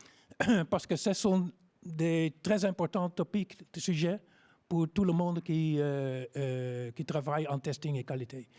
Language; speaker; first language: French; non-native, learner; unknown